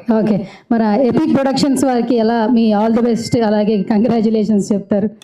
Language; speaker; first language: Telugu; native; Telugu